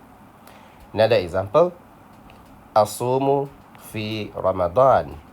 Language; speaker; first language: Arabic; non-native, fluent; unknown